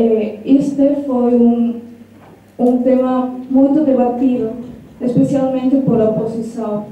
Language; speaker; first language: Portuguese; non-native, learner; Spanish